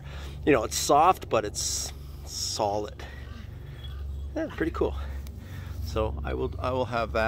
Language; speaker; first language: English; native; English